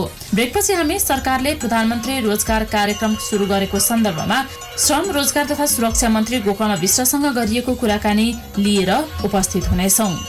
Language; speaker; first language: Nepali; native; Nepali